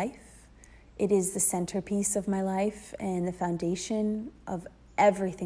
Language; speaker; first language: English; native; English